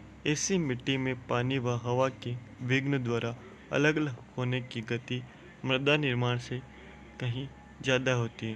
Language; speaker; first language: Hindi; native; Hindi